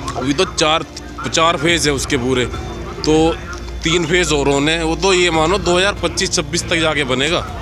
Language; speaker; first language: Hindi; native; Hindi